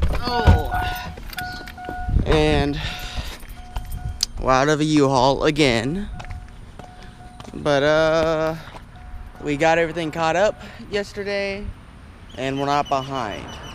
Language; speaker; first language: English; native; English